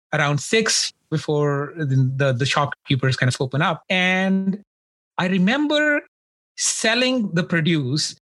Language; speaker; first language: English; non-native, local second language; Punjabi